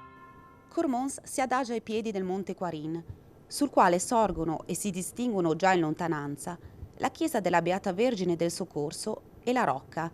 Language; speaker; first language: Italian; native; Italian